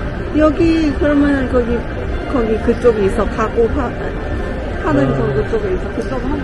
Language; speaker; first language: Korean; non-native, fluent; Thai